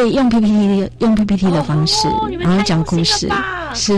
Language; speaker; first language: Chinese; native; Chinese